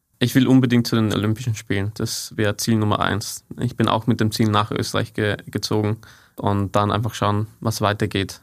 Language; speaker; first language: German; non-native, fluent; English